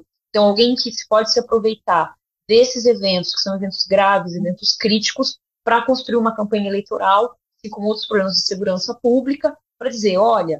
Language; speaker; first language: Portuguese; native; Portuguese